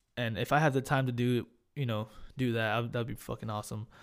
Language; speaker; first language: English; early bilingual, other home language; Spanish